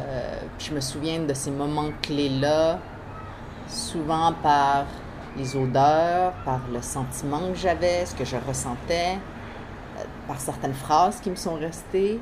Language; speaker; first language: French; early bilingual, other home language; Spanish